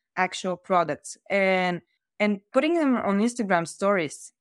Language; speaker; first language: English; non-native, fluent; Bulgarian